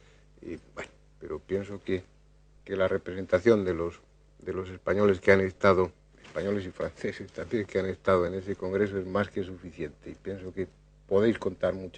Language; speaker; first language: Spanish; native; Spanish